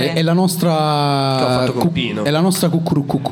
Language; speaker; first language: Italian; native; Italian